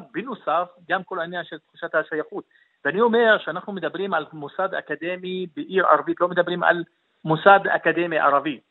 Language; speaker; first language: Hebrew; non-native, local second language; Arabic